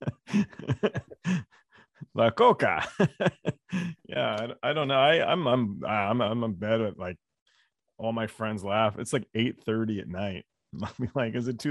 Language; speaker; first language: English; native; English